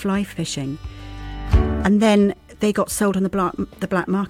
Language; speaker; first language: English; native; English